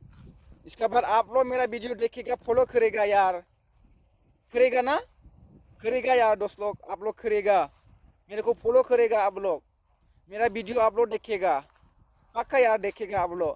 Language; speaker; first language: Hindi; non-native, local second language; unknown